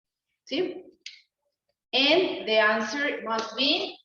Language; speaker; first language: English; non-native, learner; Spanish